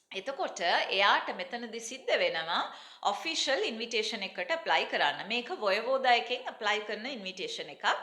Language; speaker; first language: Sinhala; native; Sinhala